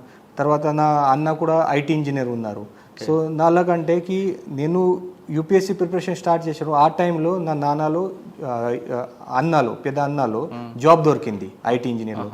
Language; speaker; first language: Telugu; non-native, learner; Marathi